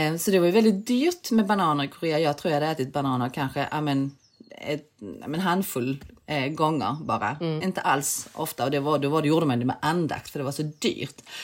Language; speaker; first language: Swedish; early bilingual, other home language; Korean